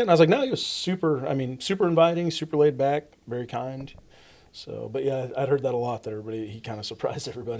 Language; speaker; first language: English; native; English